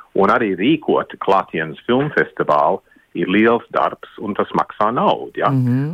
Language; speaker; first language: Latvian; early bilingual, heritage; Latvian